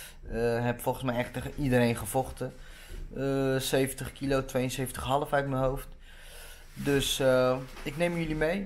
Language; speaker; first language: Dutch; native; Dutch